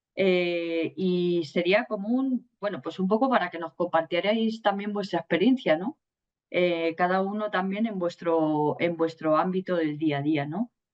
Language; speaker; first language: Spanish; native; Spanish